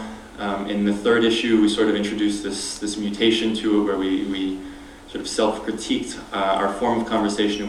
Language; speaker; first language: English; native; English